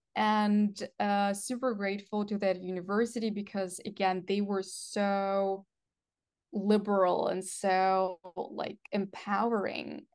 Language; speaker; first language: English; non-native, fluent; Russian